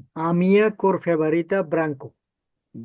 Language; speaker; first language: Portuguese; non-native, learner; Bangla